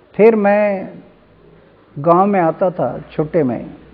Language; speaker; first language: Hindi; non-native, local second language; Marathi